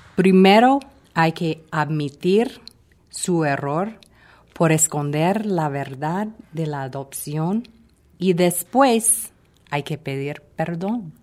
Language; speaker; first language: Spanish; non-native, fluent; English